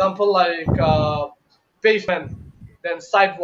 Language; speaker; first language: English; non-native, local second language; Bangla